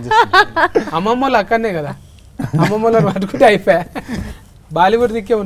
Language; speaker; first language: Telugu; native; Telugu